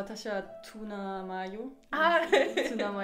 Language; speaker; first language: Japanese; non-native, learner; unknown